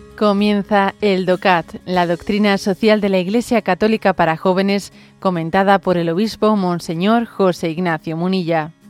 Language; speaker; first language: Spanish; native; Spanish